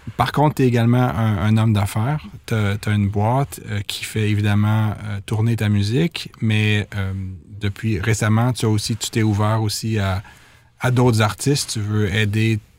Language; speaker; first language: French; native; French